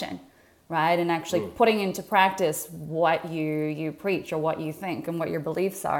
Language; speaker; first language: English; native; English